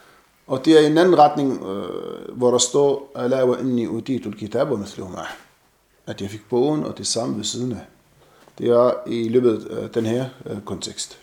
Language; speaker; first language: Danish; non-native, fluent; Arabic